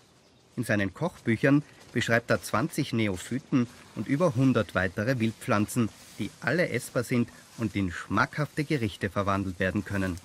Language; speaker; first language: German; native; German